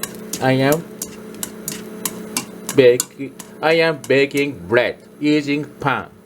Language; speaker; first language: English; non-native, learner; Japanese